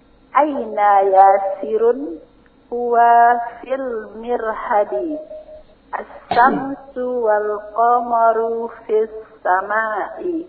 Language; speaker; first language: Arabic; non-native, learner; Indonesian